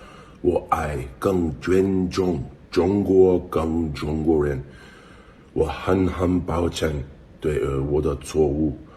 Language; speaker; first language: Chinese; non-native, learner; English